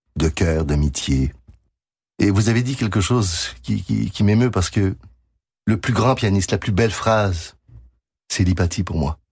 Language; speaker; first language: French; native; French